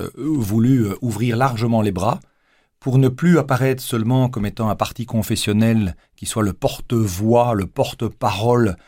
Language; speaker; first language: French; native; French